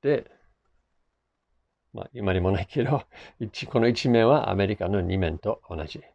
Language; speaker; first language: Japanese; non-native, fluent; English